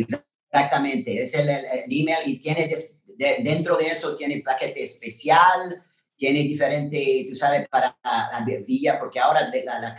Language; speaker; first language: Spanish; non-native, learner; French